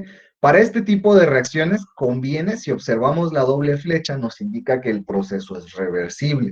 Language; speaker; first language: Spanish; native; Spanish